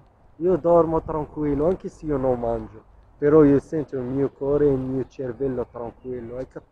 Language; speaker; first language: Italian; non-native, learner; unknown